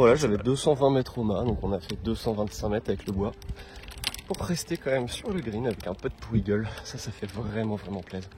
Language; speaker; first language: French; native; French